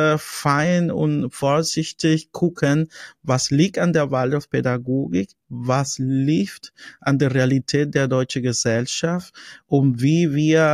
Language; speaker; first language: German; non-native, fluent; Spanish